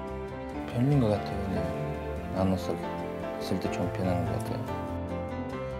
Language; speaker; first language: Korean; non-native, fluent; Kyrgyz